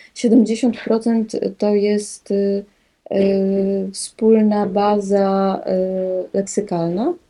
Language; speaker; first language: Polish; native; Polish